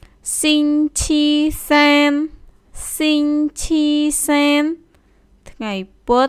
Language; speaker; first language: Chinese; non-native, fluent; Khmer